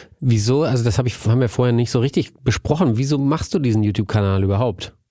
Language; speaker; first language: German; native; German